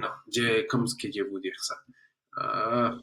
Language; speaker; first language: French; non-native, learner; Spanish